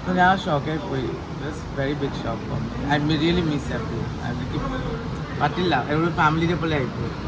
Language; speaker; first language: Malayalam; non-native, fluent; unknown